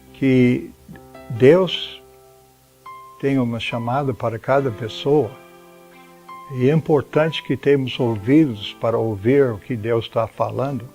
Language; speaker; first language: Portuguese; non-native, fluent; English